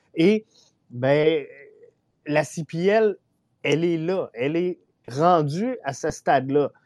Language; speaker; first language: French; native; French